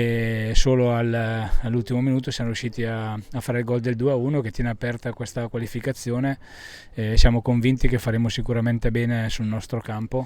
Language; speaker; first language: Italian; native; Italian